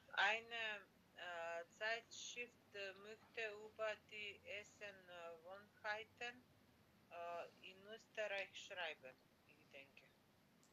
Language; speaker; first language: German; non-native, learner; Macedonian